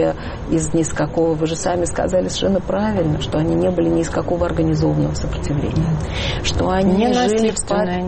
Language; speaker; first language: Russian; native; Russian